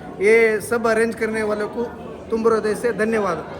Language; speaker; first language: Hindi; non-native, local second language; Kannada